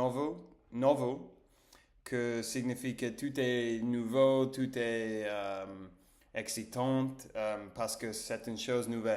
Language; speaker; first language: French; non-native, learner; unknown